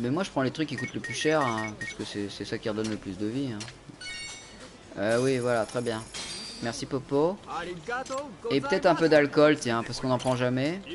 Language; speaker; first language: French; native; French